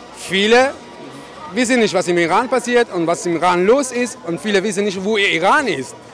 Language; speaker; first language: German; non-native, learner; Persian